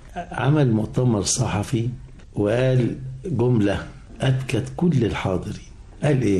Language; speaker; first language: Arabic; native; Arabic